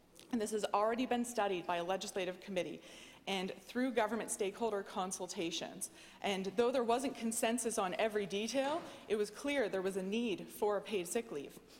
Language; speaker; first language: English; native; English